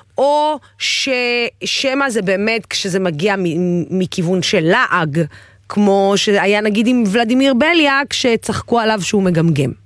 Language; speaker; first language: Hebrew; native; Hebrew